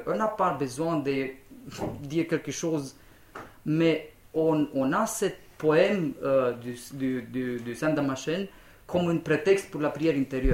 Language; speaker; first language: French; non-native, fluent; Romanian